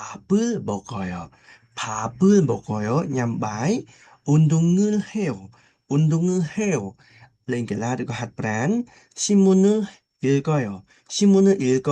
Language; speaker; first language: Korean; non-native, fluent; Khmer